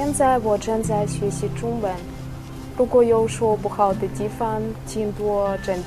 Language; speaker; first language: Chinese; non-native, learner; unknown